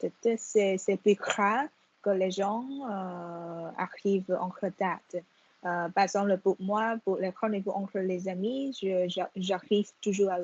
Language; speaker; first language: French; non-native, fluent; Vietnamese